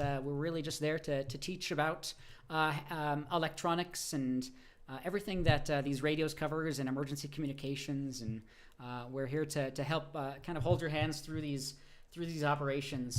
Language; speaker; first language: English; native; English